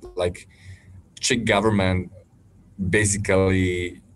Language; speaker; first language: English; non-native, fluent; Slovak